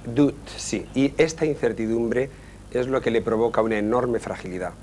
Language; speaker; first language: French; non-native, learner; Spanish